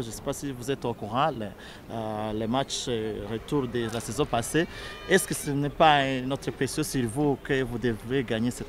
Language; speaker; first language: French; non-native, local second language; Kinyarwanda